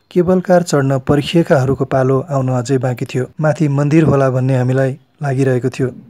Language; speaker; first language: Nepali; native; Nepali